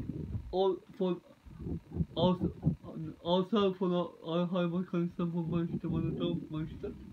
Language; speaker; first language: German; non-native, learner; Turkish